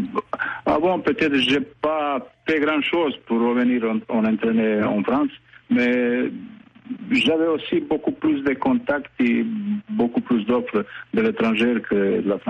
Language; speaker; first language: French; non-native, fluent; Bosnian